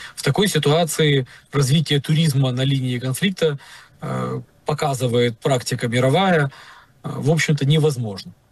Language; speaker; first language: Russian; native; Russian